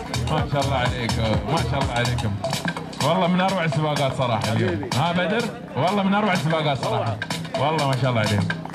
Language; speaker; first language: Arabic; native; Arabic